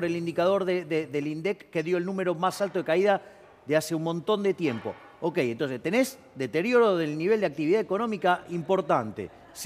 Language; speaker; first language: Spanish; native; Spanish